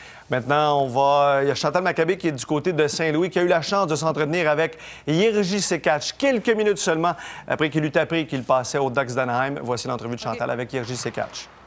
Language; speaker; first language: French; native; French